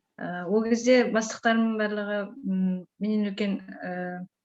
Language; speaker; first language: Kazakh; native; Kazakh